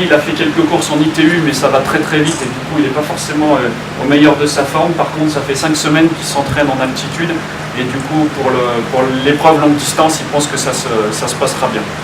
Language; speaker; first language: French; native; French